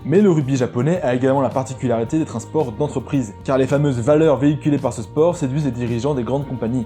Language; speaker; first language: French; native; French